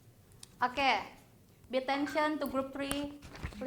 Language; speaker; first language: English; non-native, learner; Indonesian